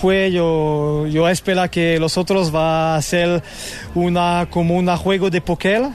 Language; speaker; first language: Spanish; non-native, learner; French